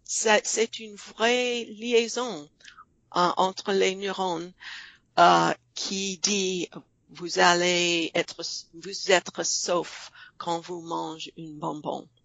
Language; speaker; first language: French; non-native, fluent; English